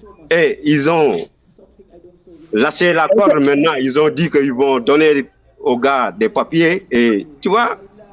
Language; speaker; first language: French; non-native, local second language; Wolof